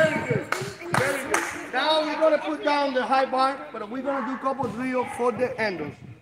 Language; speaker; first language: English; non-native, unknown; Spanish